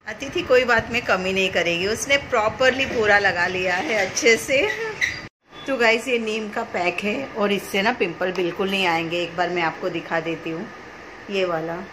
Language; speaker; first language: Hindi; native; Hindi